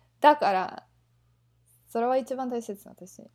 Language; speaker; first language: Japanese; non-native, learner; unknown